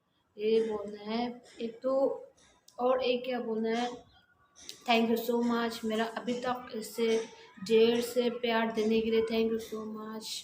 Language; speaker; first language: Hindi; non-native, learner; Tibetan